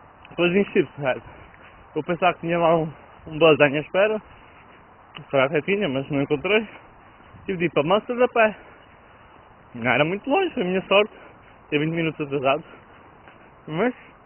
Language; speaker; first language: Portuguese; native; Portuguese